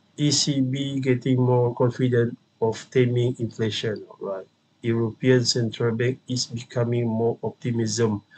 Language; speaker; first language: English; non-native, local second language; Malay